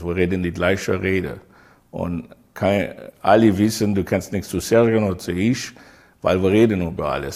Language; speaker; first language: German; non-native, learner; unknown